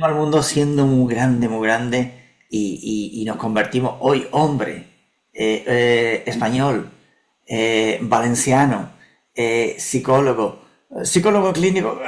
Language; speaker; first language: Spanish; native; Spanish